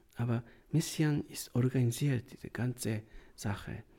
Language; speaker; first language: German; non-native, learner; Japanese